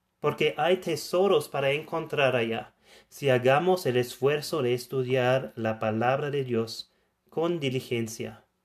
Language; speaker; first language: Spanish; non-native, fluent; German